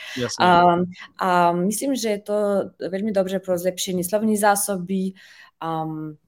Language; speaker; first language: Czech; non-native, fluent; Slovenian